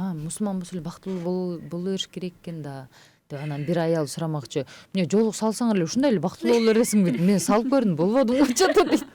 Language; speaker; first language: Kyrgyz; native; Kyrgyz